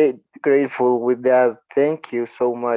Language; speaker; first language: English; non-native, learner; Spanish